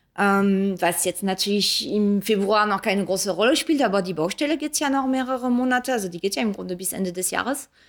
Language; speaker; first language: German; early bilingual, other home language; French